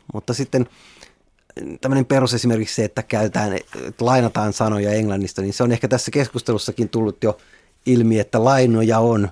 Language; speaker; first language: Finnish; native; Finnish